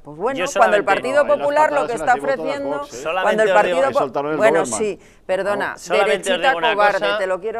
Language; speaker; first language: Spanish; native; Spanish